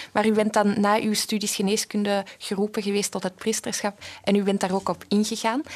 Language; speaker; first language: Dutch; native; Dutch